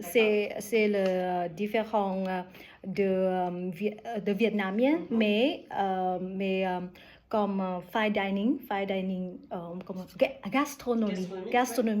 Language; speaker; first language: French; non-native, learner; Vietnamese